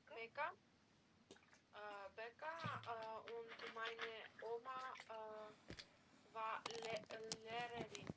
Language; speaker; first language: German; non-native, learner; Macedonian